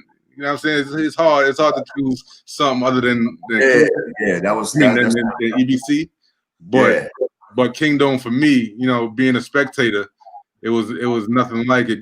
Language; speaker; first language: English; native; English